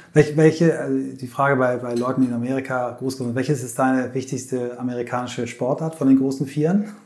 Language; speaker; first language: German; native; German